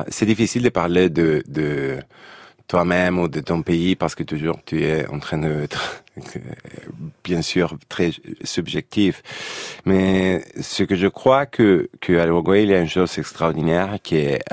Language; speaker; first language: French; non-native, fluent; Spanish